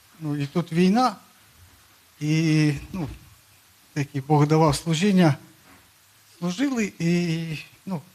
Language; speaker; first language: Ukrainian; non-native, local second language; Russian